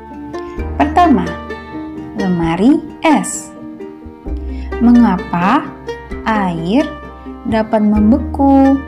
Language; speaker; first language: Indonesian; native; Indonesian